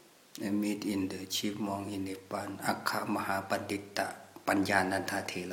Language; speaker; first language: English; non-native, learner; Thai